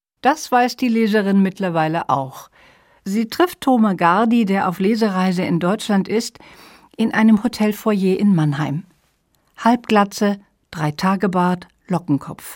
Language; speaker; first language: German; native; German